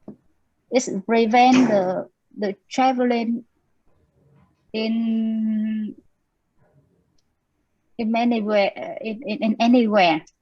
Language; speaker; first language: English; non-native, learner; Vietnamese